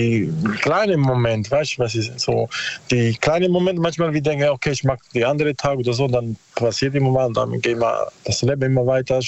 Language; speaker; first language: German; non-native, learner; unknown